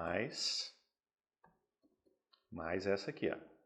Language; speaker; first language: Portuguese; native; Portuguese